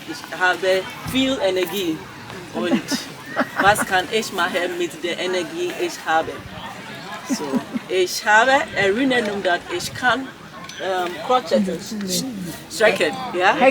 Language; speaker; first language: German; non-native, learner; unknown